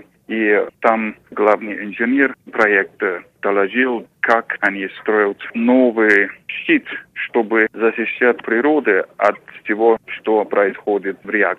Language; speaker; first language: Russian; non-native, fluent; English